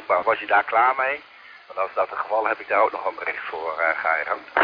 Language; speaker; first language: Dutch; native; Dutch